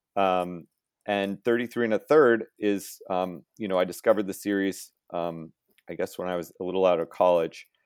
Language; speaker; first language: English; native; English